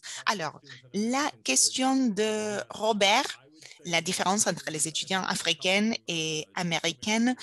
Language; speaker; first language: French; non-native, fluent; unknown